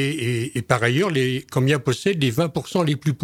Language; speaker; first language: French; native; French